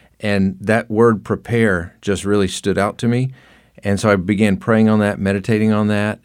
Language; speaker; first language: English; native; English